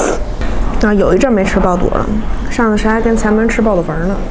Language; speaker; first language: Chinese; native; Chinese